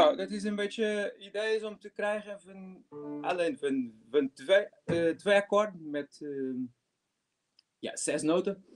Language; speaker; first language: Dutch; non-native, learner; Portuguese